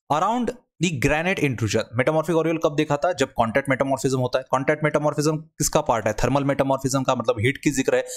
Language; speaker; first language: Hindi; non-native, local second language; Marathi